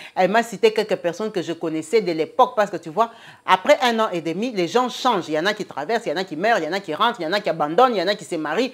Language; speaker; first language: French; non-native, local second language; Lingala